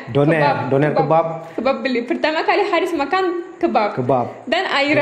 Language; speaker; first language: Indonesian; non-native, learner; Turkish